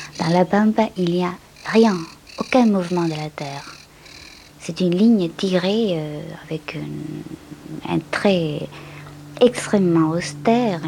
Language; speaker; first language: French; non-native, fluent; Spanish